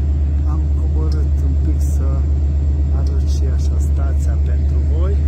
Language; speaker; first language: Romanian; non-native, local second language; Hungarian